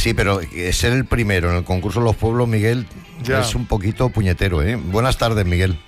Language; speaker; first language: Spanish; native; Spanish